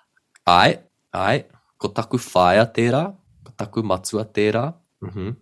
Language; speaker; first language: Māori; non-native, local second language; English